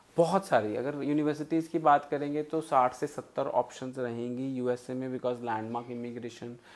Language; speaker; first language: Hindi; non-native, local second language; Punjabi